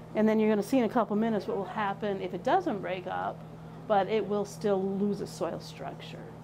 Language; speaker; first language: English; native; English